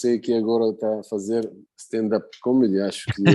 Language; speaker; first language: Portuguese; non-native, fluent; Bulgarian